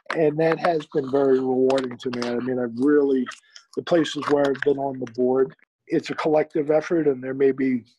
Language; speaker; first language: English; native; English